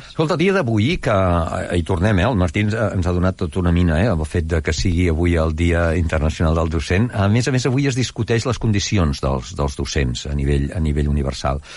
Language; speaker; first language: Catalan; native; Catalan